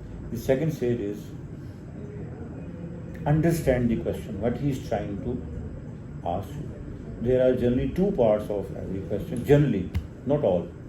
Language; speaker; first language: English; non-native, local second language; Urdu